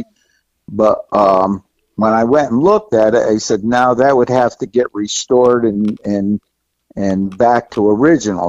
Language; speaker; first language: English; native; English